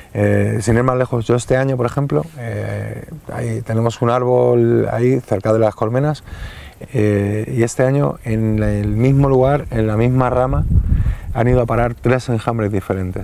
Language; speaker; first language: Spanish; native; Spanish